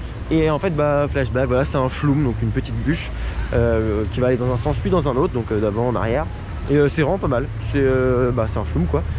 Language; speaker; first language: French; native; French